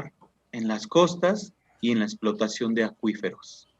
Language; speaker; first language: Spanish; native; Spanish